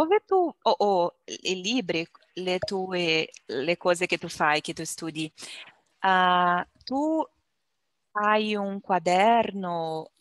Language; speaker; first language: Italian; non-native, learner; Portuguese